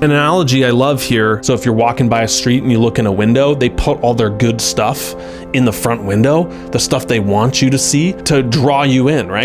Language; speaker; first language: English; native; English